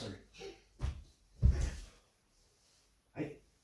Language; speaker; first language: French; native; French